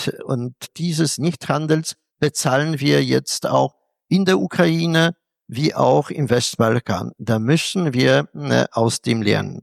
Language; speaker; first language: German; non-native, fluent; Polish